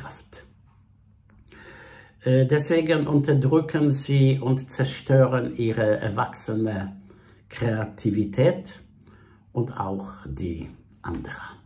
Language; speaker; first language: German; non-native, fluent; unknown